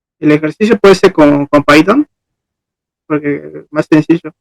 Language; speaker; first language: Spanish; native; Spanish